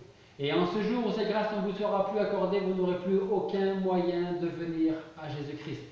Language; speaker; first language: French; native; French